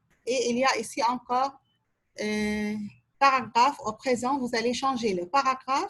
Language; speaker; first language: French; non-native, fluent; Arabic